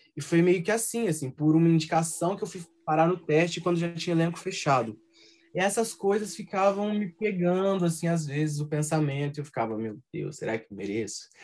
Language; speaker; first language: Portuguese; native; Portuguese